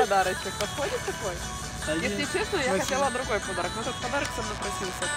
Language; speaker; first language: Russian; native; Russian